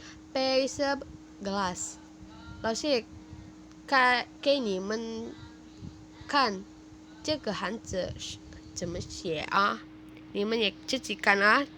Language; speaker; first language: Chinese; non-native, fluent; Indonesian